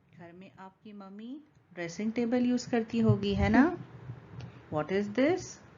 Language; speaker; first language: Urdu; native; Urdu